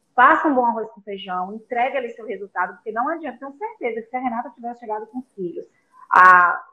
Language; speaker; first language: Portuguese; native; Portuguese